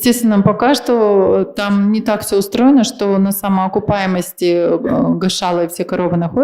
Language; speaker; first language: Russian; native; Russian